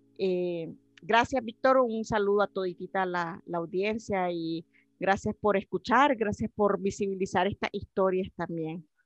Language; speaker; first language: Spanish; native; Spanish